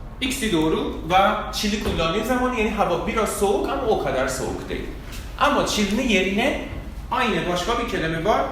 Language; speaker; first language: Turkish; non-native, fluent; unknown